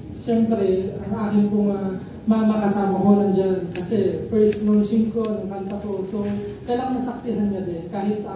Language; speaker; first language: Filipino; native; Filipino